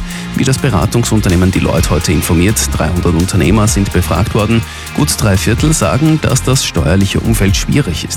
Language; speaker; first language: German; native; German